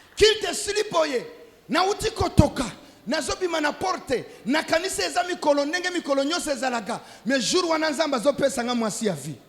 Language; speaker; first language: Lingala; non-native, local second language; Swahili